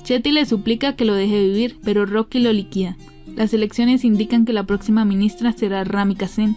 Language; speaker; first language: Spanish; native; Spanish